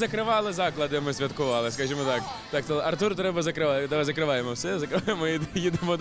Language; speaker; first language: Ukrainian; native; Ukrainian